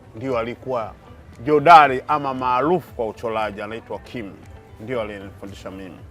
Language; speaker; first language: Swahili; native; Swahili